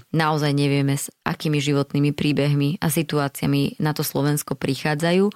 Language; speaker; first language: Slovak; native; Slovak